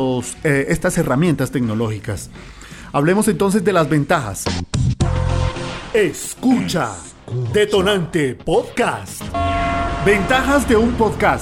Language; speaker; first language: Spanish; native; Spanish